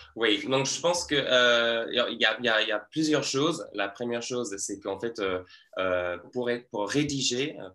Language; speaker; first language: French; non-native, fluent; English